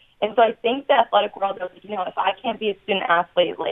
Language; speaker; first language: English; native; English